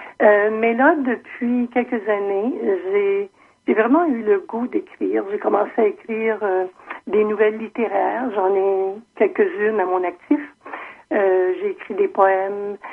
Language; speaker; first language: French; native; French